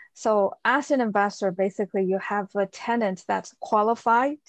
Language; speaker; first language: English; early bilingual, other home language; Chinese